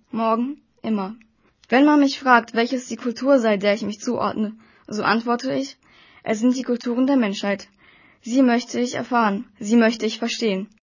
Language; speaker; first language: German; early bilingual, other home language; Russian